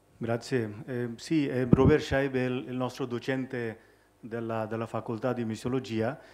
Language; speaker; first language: Italian; non-native, fluent; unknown